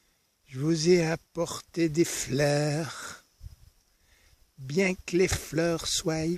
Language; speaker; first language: French; native; French